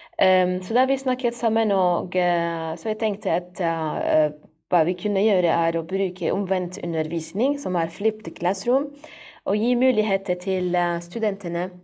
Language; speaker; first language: Norwegian; non-native, learner; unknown